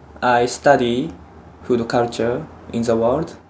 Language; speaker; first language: English; non-native, learner; Japanese